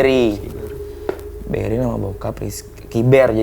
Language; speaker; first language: Indonesian; native; Indonesian